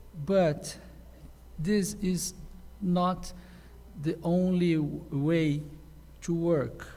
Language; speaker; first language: English; non-native, learner; Portuguese